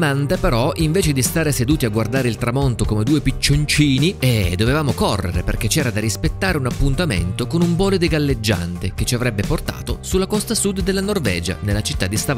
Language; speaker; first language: Italian; native; Italian